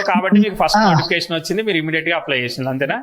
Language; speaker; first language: Telugu; native; Telugu